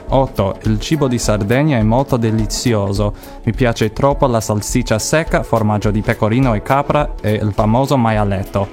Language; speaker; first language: Italian; non-native, learner; English